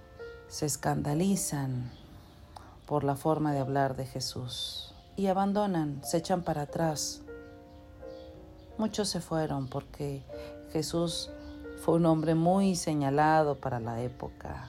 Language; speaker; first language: Spanish; native; Spanish